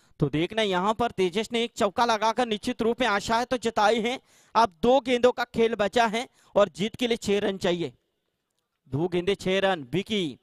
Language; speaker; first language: Hindi; non-native, local second language; Marathi